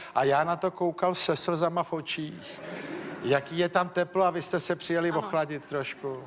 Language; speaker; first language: Czech; native; Czech